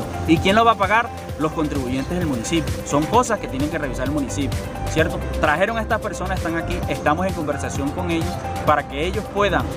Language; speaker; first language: Spanish; native; Spanish